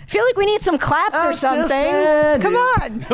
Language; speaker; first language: English; native; English